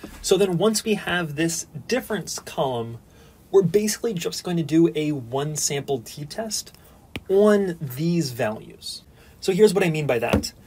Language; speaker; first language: English; native; English